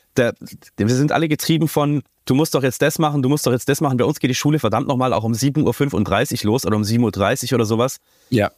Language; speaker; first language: German; native; German